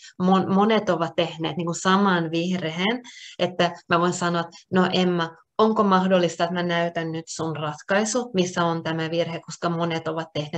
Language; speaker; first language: Finnish; non-native, local second language; Swedish